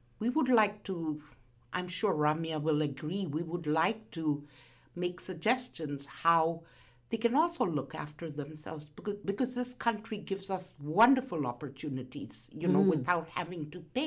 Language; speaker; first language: English; non-native, local second language; Gujarati